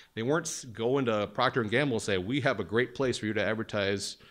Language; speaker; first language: English; native; English